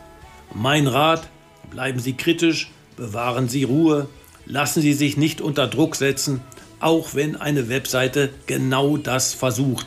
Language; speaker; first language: German; native; German